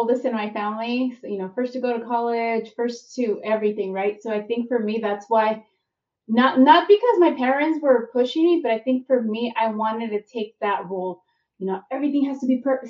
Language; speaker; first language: English; native; English